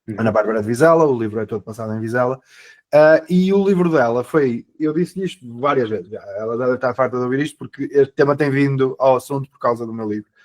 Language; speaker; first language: Portuguese; native; Portuguese